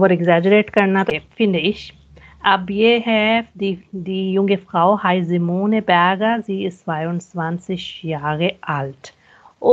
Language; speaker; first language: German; non-native, fluent; Hindi